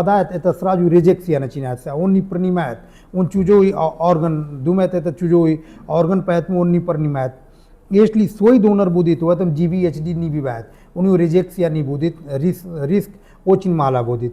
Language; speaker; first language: Russian; non-native, learner; Hindi